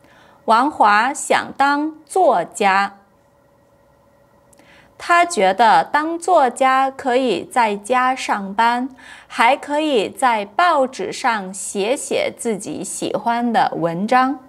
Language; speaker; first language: Chinese; non-native, fluent; Portuguese